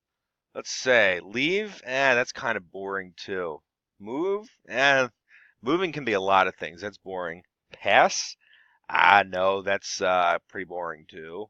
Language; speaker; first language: English; native; English